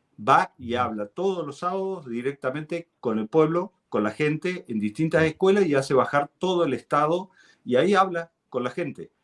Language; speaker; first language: Spanish; native; Spanish